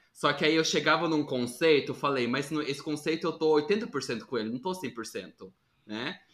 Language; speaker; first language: Portuguese; early bilingual, heritage; Portuguese